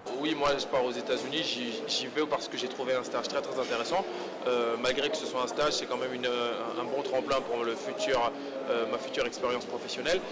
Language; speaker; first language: French; native; French